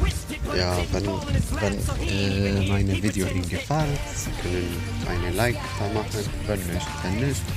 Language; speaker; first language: German; non-native, learner; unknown